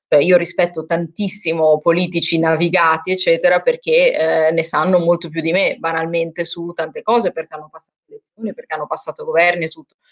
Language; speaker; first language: Italian; native; Italian